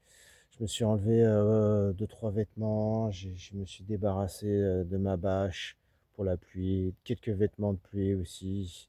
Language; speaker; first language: French; native; French